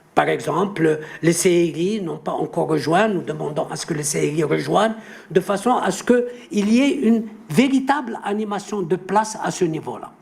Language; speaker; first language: French; non-native, local second language; Arabic